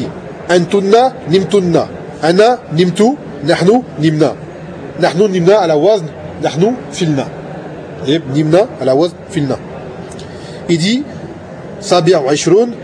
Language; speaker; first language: Arabic; non-native, fluent; French